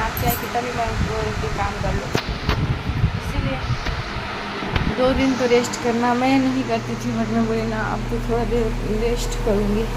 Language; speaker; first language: Hindi; native; Hindi